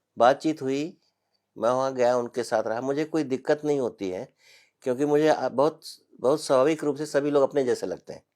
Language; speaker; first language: Hindi; native; Hindi